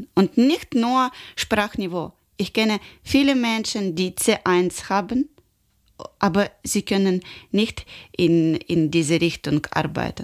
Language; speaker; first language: German; non-native, learner; Ukrainian